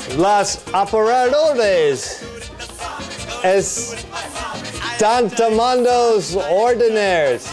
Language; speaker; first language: Spanish; non-native, learner; English